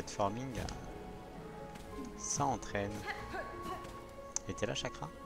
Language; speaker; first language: French; native; French